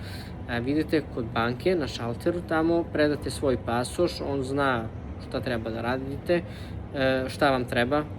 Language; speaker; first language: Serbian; early bilingual, heritage; Serbian